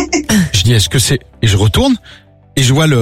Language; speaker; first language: French; native; French